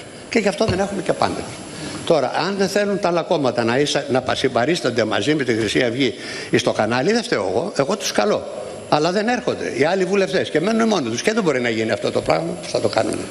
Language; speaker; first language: Greek; native; Greek